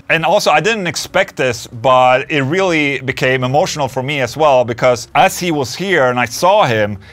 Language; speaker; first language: English; non-native, fluent; Swedish